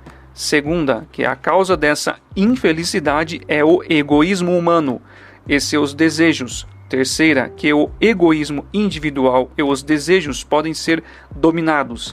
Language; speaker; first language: Portuguese; native; Portuguese